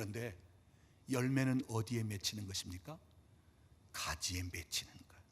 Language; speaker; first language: Korean; native; Korean